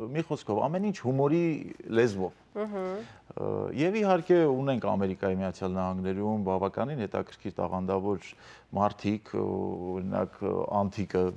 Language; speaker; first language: Armenian; native; Armenian